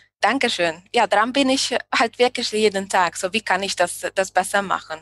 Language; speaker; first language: German; non-native, fluent; Hungarian